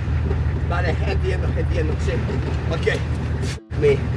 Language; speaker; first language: Spanish; non-native, learner; English